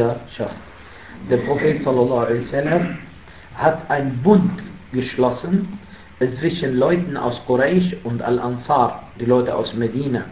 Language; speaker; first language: German; non-native, fluent; Arabic